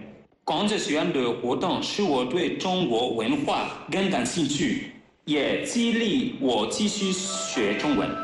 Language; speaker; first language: Chinese; non-native, learner; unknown